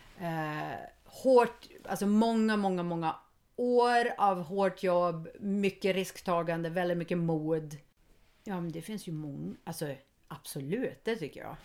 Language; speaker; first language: Swedish; early bilingual, heritage; Swedish